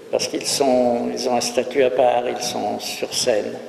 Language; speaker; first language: French; native; French